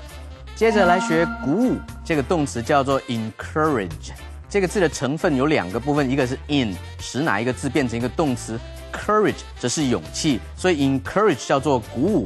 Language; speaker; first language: Chinese; native; Chinese